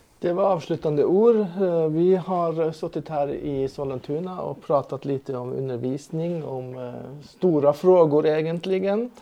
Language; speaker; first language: Swedish; non-native, fluent; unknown